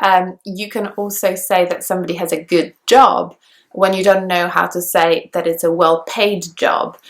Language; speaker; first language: English; non-native, fluent; Polish